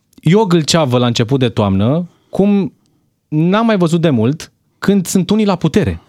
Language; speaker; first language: Romanian; native; Romanian